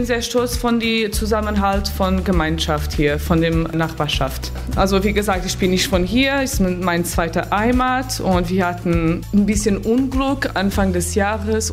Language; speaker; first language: German; non-native, fluent; Portuguese